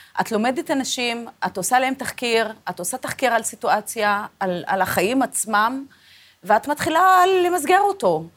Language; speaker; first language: Hebrew; non-native, local second language; Arabic